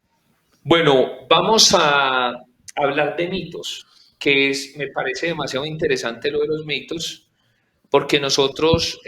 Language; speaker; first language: Spanish; native; Spanish